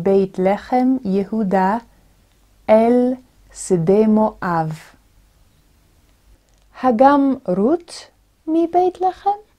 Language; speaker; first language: Hebrew; non-native, fluent; English